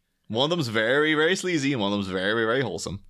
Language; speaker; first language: English; native; English